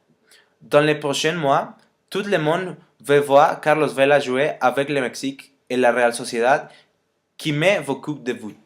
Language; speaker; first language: French; non-native, learner; Spanish